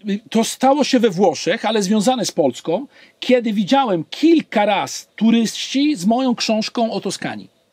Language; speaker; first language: Polish; non-native, fluent; Italian